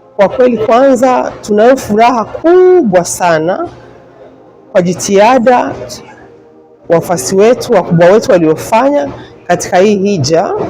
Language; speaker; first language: Swahili; native; Swahili